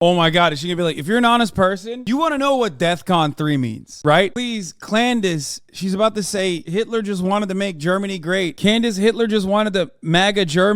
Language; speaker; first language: English; native; English